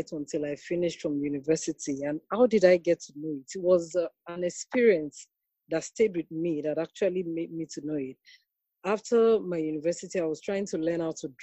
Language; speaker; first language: English; non-native, local second language; Yoruba